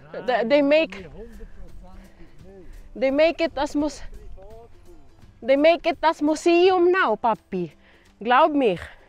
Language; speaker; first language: English; non-native, local second language; Filipino